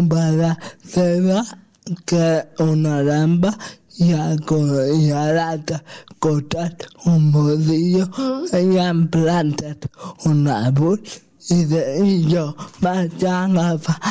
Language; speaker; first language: Catalan; non-native, local second language; Spanish